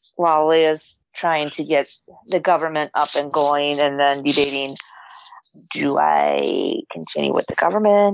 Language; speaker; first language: English; native; English